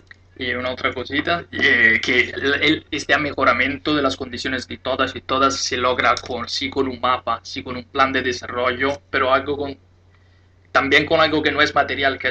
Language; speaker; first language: Spanish; non-native, fluent; Italian